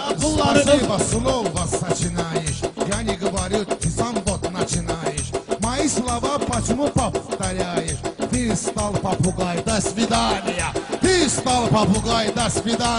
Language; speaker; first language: Russian; non-native, learner; Azerbaijani